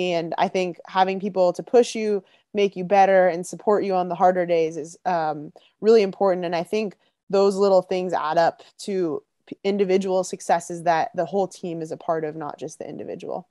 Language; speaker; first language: English; native; English